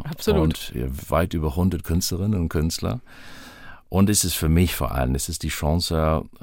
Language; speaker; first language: German; non-native, fluent; English